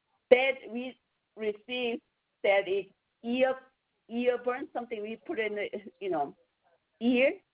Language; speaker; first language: English; non-native, learner; Korean